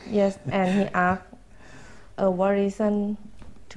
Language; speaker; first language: English; non-native, learner; Thai